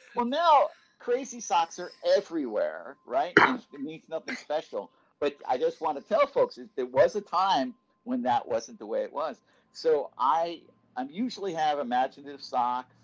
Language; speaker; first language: English; native; English